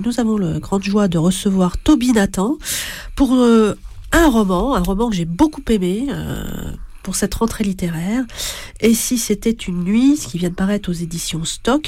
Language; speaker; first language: French; native; French